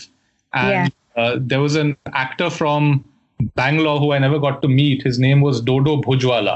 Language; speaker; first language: English; non-native, local second language; Hindi